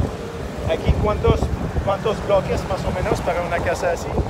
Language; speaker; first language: Spanish; non-native, learner; French